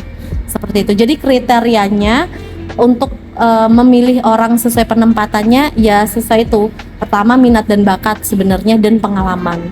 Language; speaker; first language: Indonesian; native; Indonesian